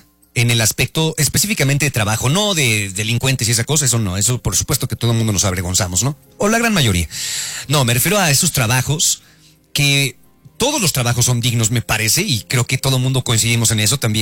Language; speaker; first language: Spanish; native; Spanish